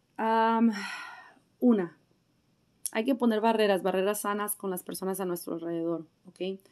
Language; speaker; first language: Spanish; early bilingual, heritage; Spanish